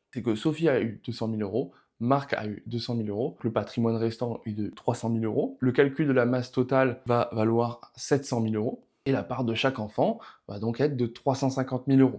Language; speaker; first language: French; native; French